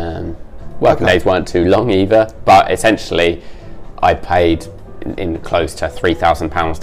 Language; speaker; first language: English; native; English